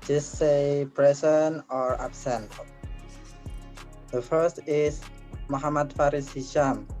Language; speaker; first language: English; non-native, learner; Indonesian